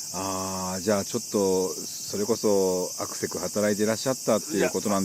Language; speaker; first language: Japanese; native; Japanese